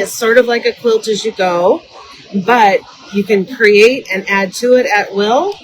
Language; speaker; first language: English; native; English